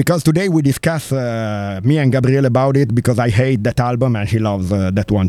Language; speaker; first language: English; non-native, learner; Italian